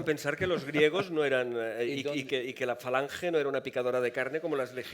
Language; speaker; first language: Spanish; native; Spanish